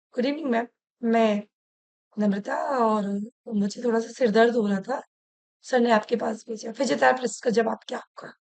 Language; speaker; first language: Hindi; native; Hindi